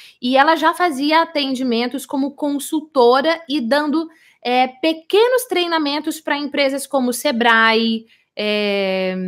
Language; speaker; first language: Portuguese; native; Portuguese